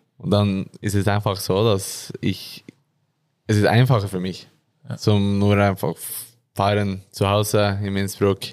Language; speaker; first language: German; non-native, learner; Norwegian